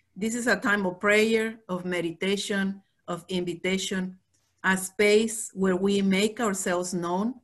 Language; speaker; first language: English; non-native, fluent; Spanish